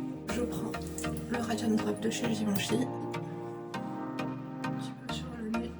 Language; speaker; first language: French; native; French